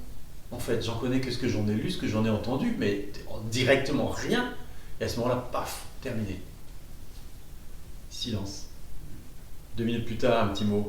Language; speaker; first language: French; native; French